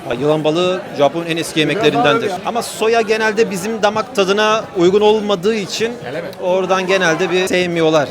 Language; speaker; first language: Turkish; native; Turkish